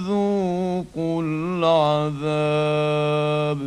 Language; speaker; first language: Arabic; native; Arabic